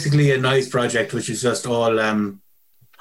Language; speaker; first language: English; native; English